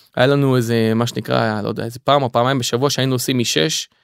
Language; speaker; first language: Hebrew; native; Hebrew